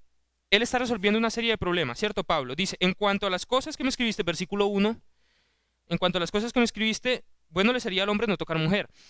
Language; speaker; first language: Spanish; native; Spanish